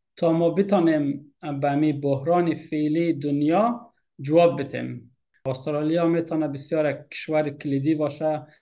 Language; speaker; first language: Persian; native; Persian